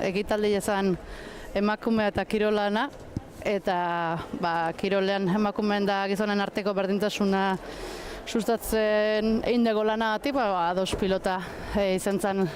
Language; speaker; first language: Basque; native; Basque